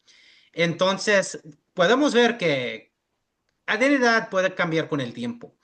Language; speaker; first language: Spanish; early bilingual, heritage; English